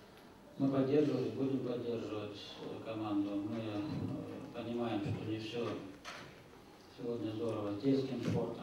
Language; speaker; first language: Russian; native; Russian